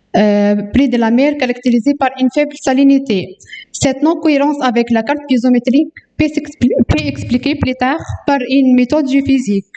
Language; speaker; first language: French; non-native, local second language; Arabic